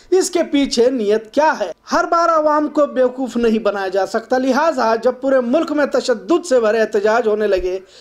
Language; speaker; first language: Hindi; non-native, local second language; Urdu